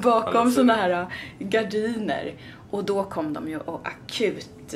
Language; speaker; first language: Swedish; native; Swedish